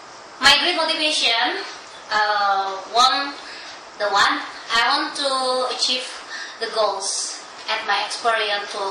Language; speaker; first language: English; non-native, learner; Indonesian